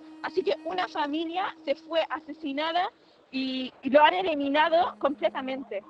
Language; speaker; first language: Spanish; non-native, fluent; Arabic